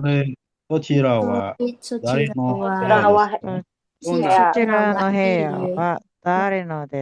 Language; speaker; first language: Japanese; non-native, learner; Indonesian